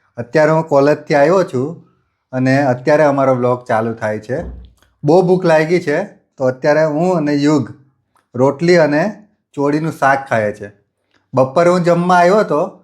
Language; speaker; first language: Gujarati; native; Gujarati